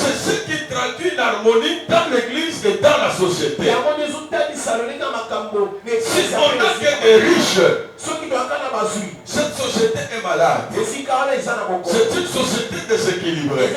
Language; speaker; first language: French; non-native, local second language; Lingala